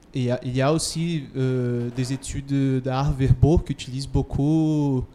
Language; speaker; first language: French; non-native, fluent; Portuguese